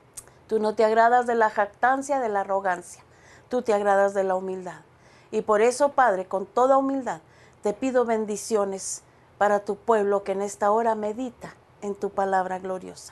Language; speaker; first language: Spanish; native; Spanish